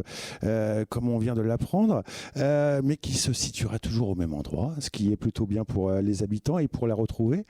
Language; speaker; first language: French; native; French